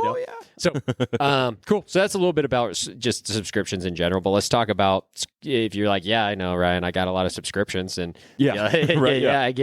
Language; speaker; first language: English; native; English